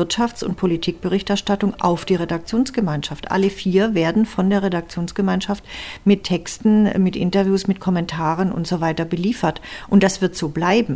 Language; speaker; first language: German; native; German